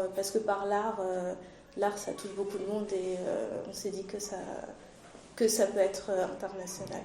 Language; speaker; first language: French; early bilingual, other home language; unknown